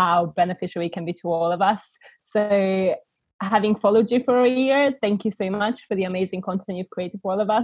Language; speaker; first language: English; non-native, fluent; Bulgarian